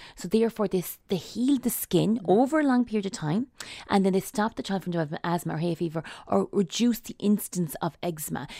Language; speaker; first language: English; native; English